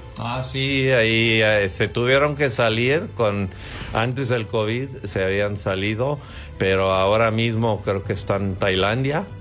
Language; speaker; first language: Spanish; non-native, fluent; English